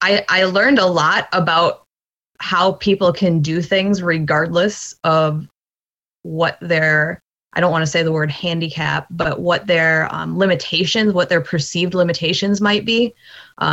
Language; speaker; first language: English; native; English